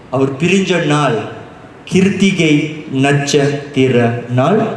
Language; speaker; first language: Tamil; native; Tamil